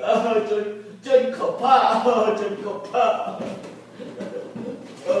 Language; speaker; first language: Chinese; non-native, learner; Korean